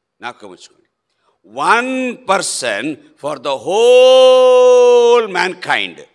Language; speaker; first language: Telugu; non-native, local second language; Malayalam